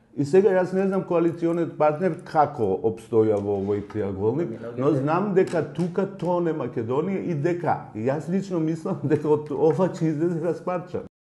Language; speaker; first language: Macedonian; non-native, local second language; Albanian